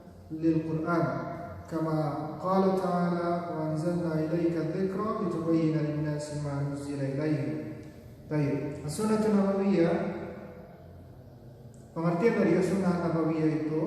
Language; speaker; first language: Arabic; non-native, fluent; Indonesian